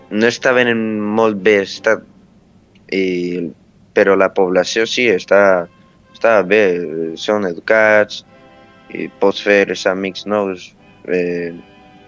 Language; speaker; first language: Catalan; early bilingual, other home language; Romanian